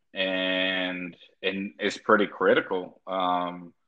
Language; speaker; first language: English; early bilingual, other home language; Spanish